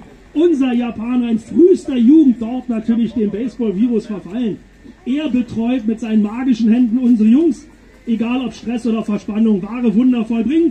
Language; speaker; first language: German; native; German